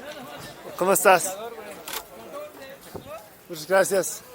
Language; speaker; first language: Spanish; non-native, learner; English